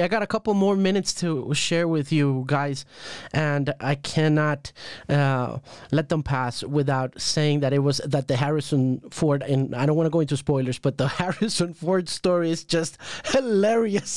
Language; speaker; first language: English; non-native, fluent; Spanish